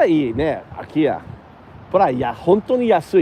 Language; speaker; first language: Japanese; non-native, learner; English